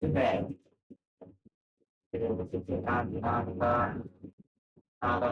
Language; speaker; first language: Japanese; non-native, fluent; Vietnamese